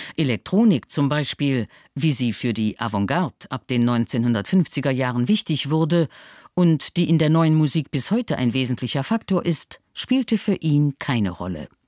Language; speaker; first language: German; native; German